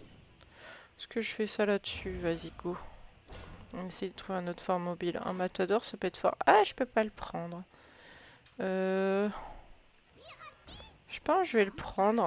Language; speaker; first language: French; native; French